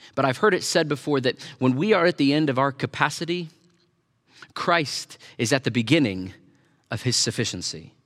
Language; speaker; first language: English; native; English